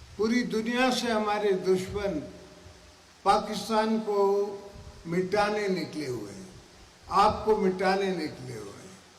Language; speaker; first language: Urdu; non-native, local second language; Saraiki